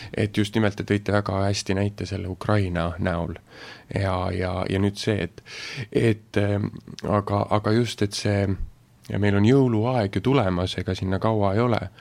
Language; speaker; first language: Estonian; native; Estonian